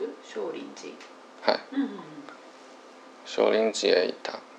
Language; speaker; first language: Japanese; non-native, learner; Chinese